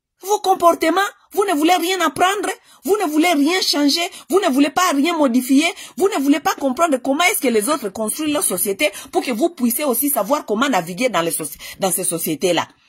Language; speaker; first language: French; non-native, local second language; Lingala